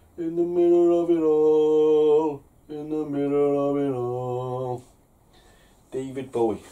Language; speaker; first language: English; native; English